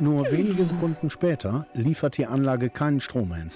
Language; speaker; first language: German; native; German